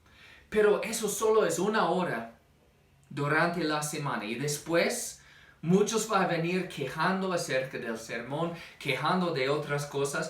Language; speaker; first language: Spanish; non-native, fluent; English